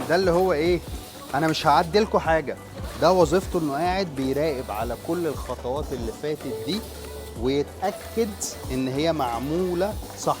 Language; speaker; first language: Arabic; native; Arabic